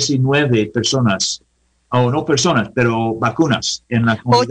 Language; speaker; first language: Spanish; non-native, learner; English